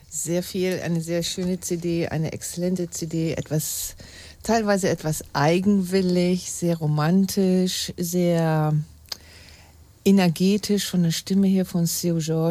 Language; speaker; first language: German; native; German